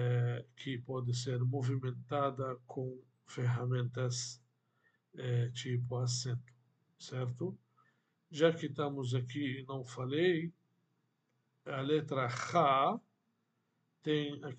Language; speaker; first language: Portuguese; non-native, fluent; Arabic